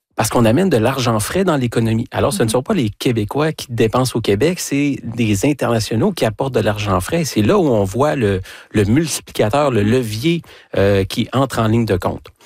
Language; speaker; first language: French; native; French